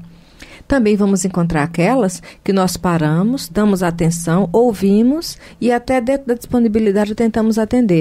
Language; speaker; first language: Portuguese; native; Portuguese